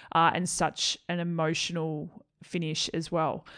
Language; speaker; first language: English; native; English